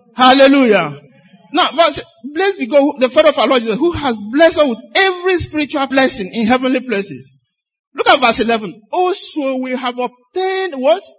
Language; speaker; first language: English; non-native, local second language; Igbo